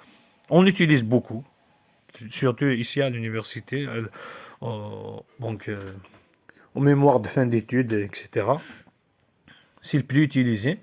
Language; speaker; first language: French; non-native, local second language; Kabyle